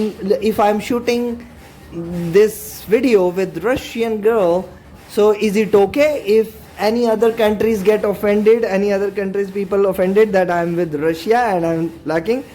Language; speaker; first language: English; non-native, fluent; Hindi